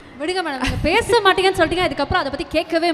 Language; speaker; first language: Tamil; native; Tamil